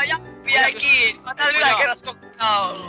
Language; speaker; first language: Finnish; native; Finnish